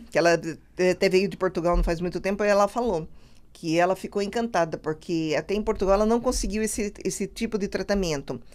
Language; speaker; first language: Portuguese; native; Portuguese